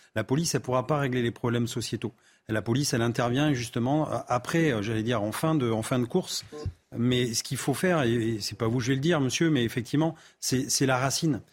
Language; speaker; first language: French; native; French